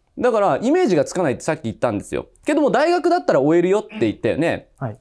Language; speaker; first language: Japanese; native; Japanese